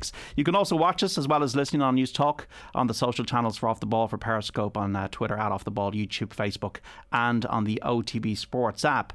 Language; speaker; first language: English; native; English